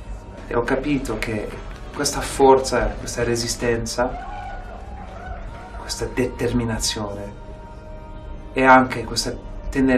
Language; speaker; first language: Italian; non-native, fluent; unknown